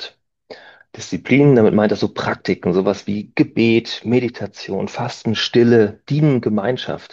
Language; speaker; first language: German; native; German